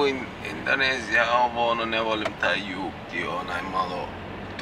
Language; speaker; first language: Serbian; non-native, learner; Turkish